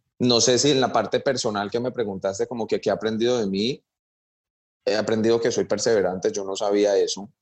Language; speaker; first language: Spanish; early bilingual, heritage; Spanish